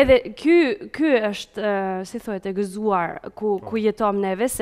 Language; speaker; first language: Albanian; early bilingual, heritage; Spanish